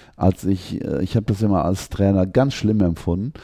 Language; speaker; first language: German; native; German